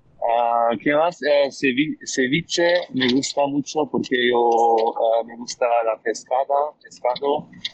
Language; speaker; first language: Spanish; non-native, learner; German